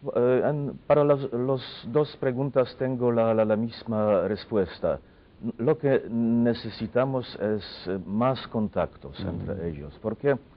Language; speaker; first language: Spanish; non-native, fluent; Polish